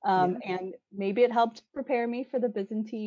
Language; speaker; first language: English; native; English